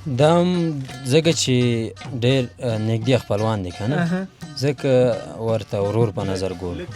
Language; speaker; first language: Pashto; non-native, local second language; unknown